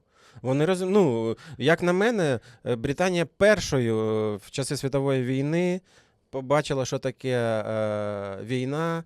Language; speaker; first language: Ukrainian; native; Ukrainian